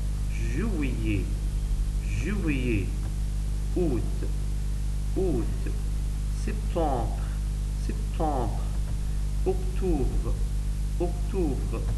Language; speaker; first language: French; non-native, learner; Arabic